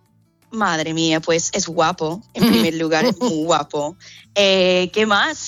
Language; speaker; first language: Spanish; non-native, fluent; English